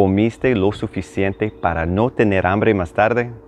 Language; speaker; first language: Spanish; non-native, fluent; English